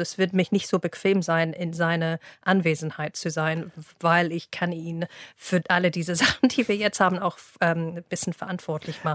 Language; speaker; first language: German; non-native, fluent; English